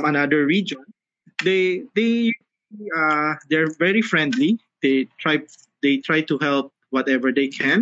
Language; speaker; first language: English; non-native, local second language; Filipino